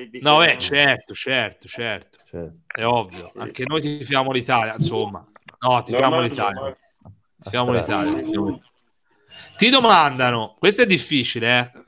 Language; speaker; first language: Italian; native; Italian